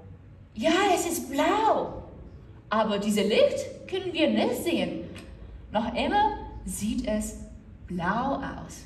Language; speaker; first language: German; non-native, learner; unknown